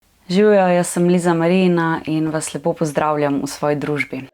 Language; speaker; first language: Slovenian; native; Slovenian